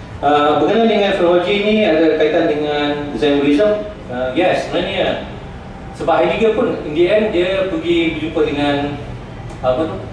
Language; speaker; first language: Malay; non-native, local second language; Central Dusun